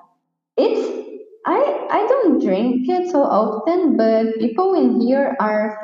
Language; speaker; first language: English; non-native, fluent; Portuguese